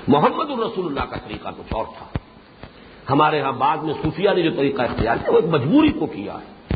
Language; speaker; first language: Urdu; native; Urdu